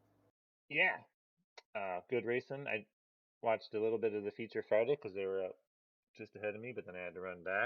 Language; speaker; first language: English; native; English